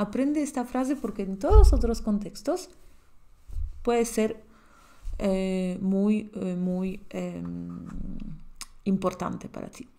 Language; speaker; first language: Spanish; non-native, fluent; Polish